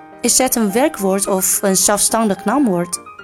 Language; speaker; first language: Dutch; non-native, fluent; Chinese